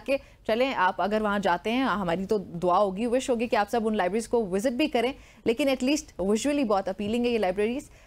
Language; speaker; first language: Urdu; native; Urdu